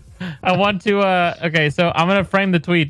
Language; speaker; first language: English; native; English